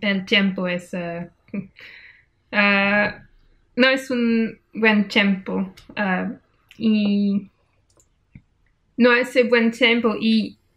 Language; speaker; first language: Spanish; non-native, learner; French